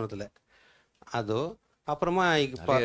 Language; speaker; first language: Tamil; non-native, fluent; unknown